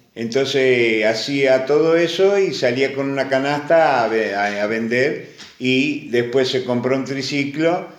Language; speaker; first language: Spanish; early bilingual, other home language; Greek